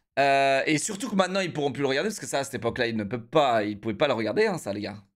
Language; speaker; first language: French; native; French